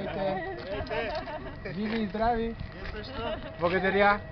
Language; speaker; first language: Bulgarian; non-native, learner; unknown